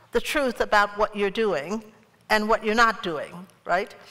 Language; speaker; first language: English; native; English